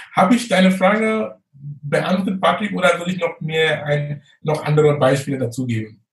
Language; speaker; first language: German; non-native, fluent; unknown